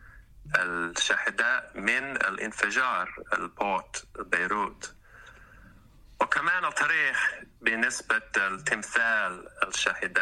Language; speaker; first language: Arabic; non-native, learner; English